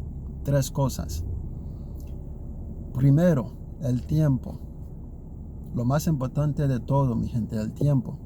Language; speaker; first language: Spanish; non-native, learner; Haitian Creole